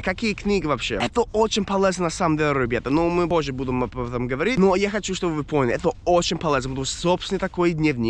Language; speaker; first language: Russian; non-native, fluent; English